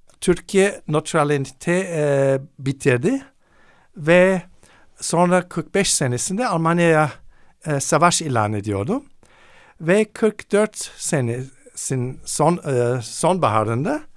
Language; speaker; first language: Turkish; non-native, fluent; German